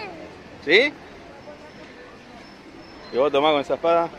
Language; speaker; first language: Spanish; native; Spanish